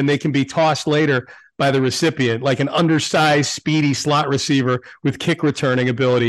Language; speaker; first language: English; native; English